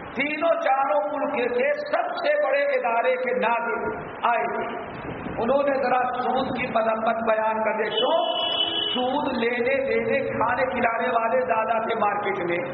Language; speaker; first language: Urdu; native; Urdu